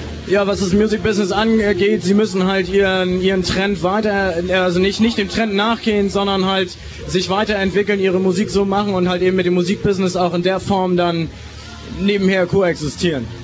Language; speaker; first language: German; native; German